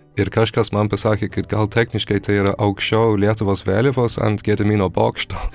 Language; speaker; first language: Lithuanian; non-native, fluent; English